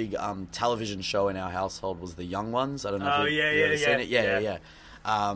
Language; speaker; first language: English; native; English